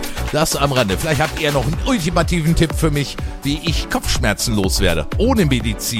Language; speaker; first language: German; native; German